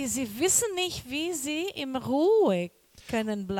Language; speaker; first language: German; non-native, learner; Portuguese